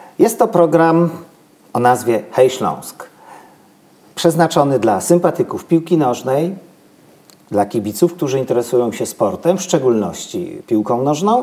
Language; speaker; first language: Polish; native; Polish